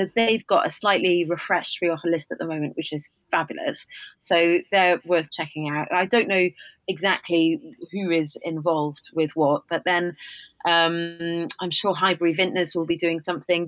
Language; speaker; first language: English; native; English